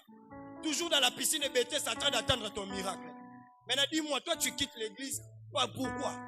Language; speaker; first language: French; non-native, local second language; Lingala